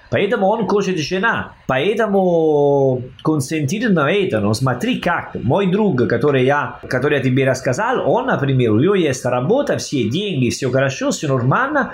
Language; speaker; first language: Russian; non-native, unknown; Italian